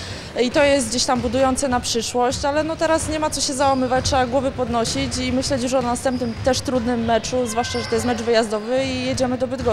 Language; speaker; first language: Polish; native; Polish